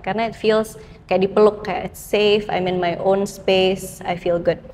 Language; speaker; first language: English; non-native, fluent; Indonesian